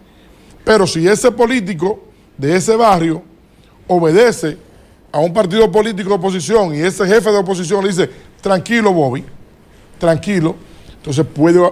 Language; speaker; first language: Spanish; native; Spanish